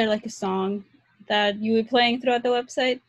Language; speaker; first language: English; non-native, fluent; Spanish